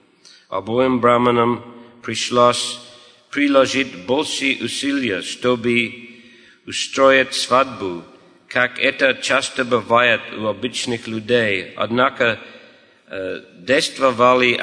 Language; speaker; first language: Russian; non-native, fluent; English